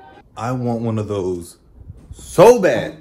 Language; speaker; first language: English; native; English